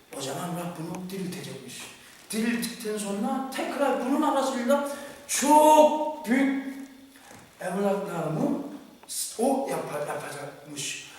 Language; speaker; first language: Turkish; non-native, fluent; Korean